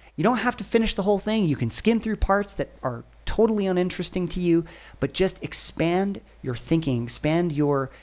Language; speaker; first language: English; native; English